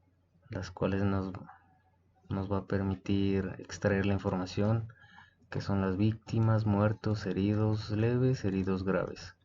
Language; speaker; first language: Spanish; native; Spanish